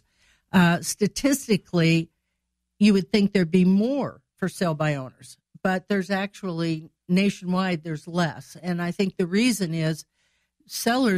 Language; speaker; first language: English; native; English